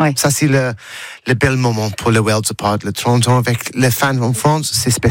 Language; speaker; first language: French; non-native, learner; English